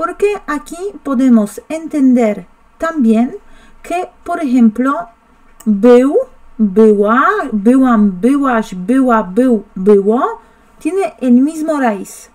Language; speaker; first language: Spanish; non-native, fluent; Polish